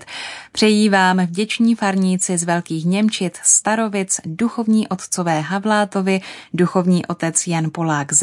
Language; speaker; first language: Czech; native; Czech